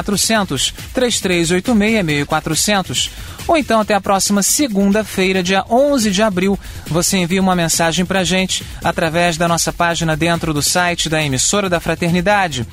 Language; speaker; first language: Portuguese; native; Portuguese